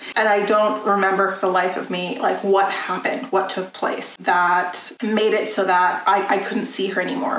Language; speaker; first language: English; native; English